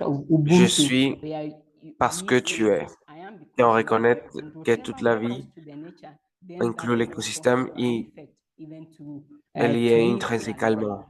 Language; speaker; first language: French; non-native, learner; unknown